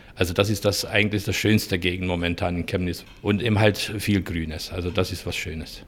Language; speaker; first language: German; non-native, fluent; Hungarian